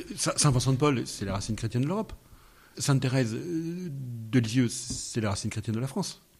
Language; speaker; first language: French; native; French